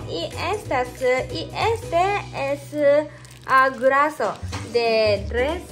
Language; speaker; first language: Spanish; non-native, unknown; Japanese